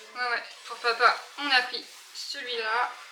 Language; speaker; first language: French; native; French